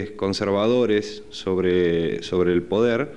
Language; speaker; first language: Spanish; native; Spanish